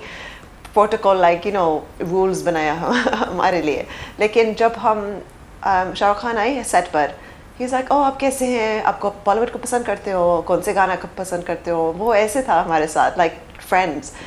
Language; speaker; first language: Hindi; early bilingual, heritage; English